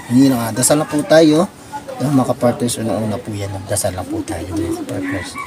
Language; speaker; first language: Filipino; non-native, local second language; Cebuano